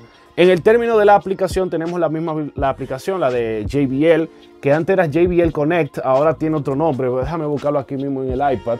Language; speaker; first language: Spanish; native; Spanish